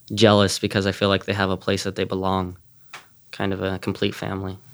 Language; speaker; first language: English; native; English